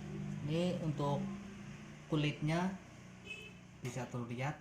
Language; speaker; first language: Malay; non-native, local second language; Javanese